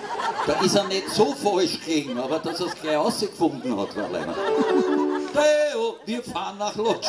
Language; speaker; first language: German; native; German